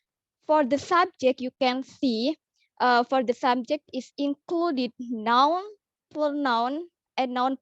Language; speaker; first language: English; non-native, learner; Indonesian